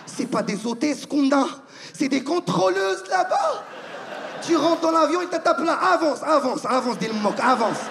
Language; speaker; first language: French; non-native, local second language; Arabic